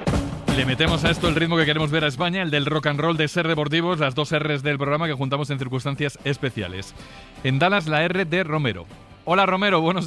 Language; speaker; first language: Spanish; native; Spanish